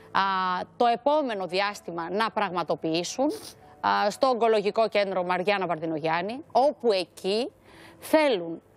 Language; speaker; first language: Greek; native; Greek